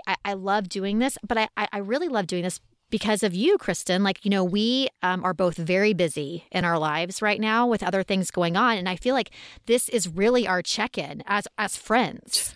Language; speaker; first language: English; native; English